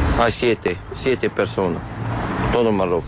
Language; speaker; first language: Spanish; non-native, learner; Arabic